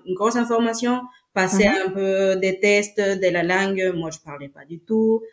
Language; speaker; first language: French; non-native, fluent; Spanish